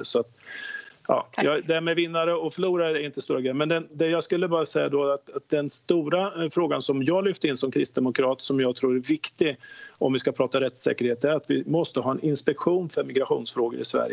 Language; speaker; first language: Swedish; native; Swedish